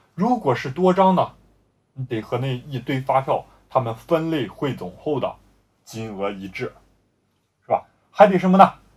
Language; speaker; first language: Chinese; native; Chinese